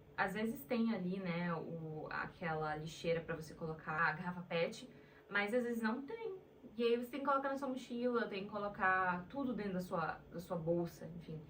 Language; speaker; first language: Portuguese; native; Portuguese